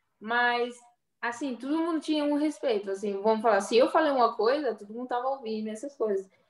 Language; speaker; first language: Portuguese; early bilingual, heritage; Portuguese